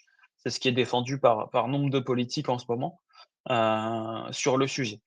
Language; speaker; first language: French; native; French